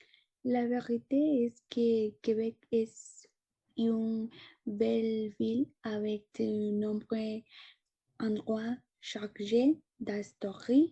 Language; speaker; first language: French; non-native, learner; Spanish